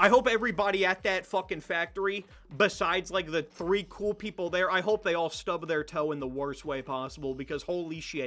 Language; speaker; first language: English; native; English